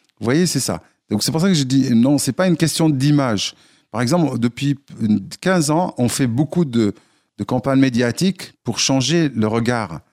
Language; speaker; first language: French; non-native, local second language; Arabic